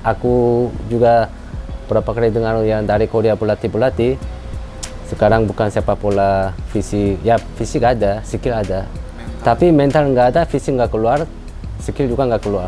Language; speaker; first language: Indonesian; non-native, fluent; Korean